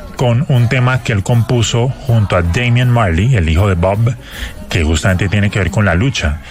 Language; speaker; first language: Spanish; native; Spanish